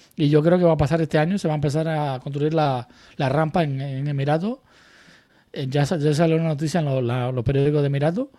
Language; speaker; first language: Spanish; native; Spanish